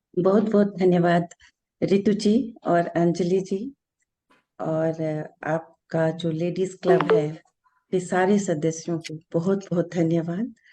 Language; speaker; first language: Hindi; non-native, local second language; Bangla